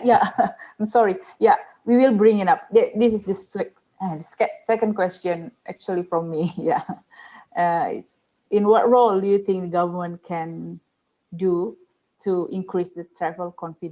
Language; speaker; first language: English; non-native, fluent; Indonesian